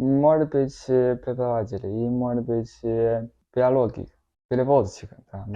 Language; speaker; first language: Russian; non-native, learner; Chinese